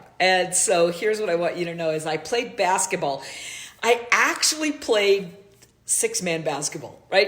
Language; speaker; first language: English; native; English